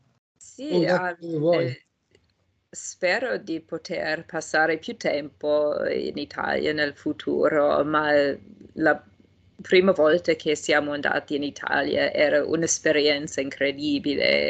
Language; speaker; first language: Italian; non-native, fluent; English